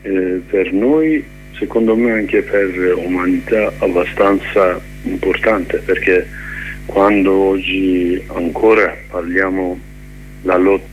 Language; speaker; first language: Italian; non-native, learner; Kurdish